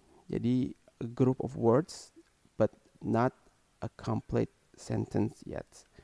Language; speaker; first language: English; non-native, learner; Indonesian